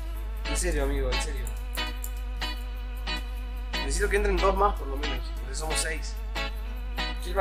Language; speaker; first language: Spanish; native; Spanish